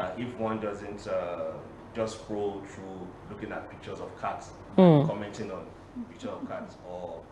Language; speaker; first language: English; non-native, local second language; Yoruba